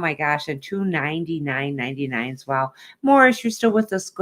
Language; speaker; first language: English; native; English